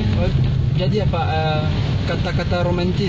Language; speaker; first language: Indonesian; non-native, learner; French